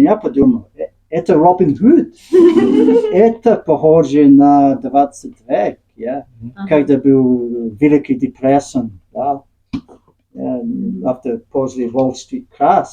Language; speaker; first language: Russian; non-native, learner; English